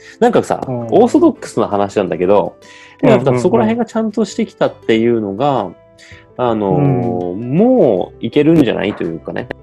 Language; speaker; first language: Japanese; native; Japanese